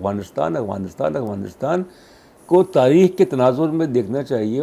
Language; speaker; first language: Urdu; native; Urdu